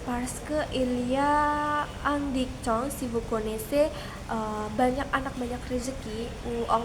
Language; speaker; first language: French; non-native, learner; Indonesian